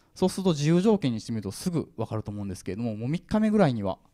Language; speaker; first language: Japanese; native; Japanese